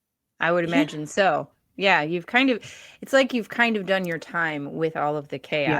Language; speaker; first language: English; native; English